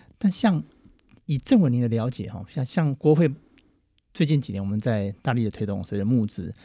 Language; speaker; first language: Chinese; native; Chinese